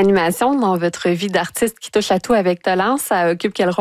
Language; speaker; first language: French; native; French